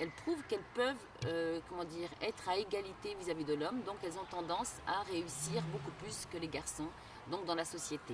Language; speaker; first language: French; early bilingual, other home language; Kabyle